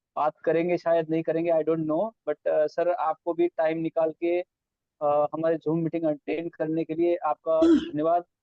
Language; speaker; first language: Hindi; non-native, local second language; Gujarati